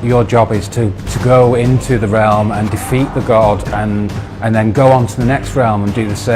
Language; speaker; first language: English; native; English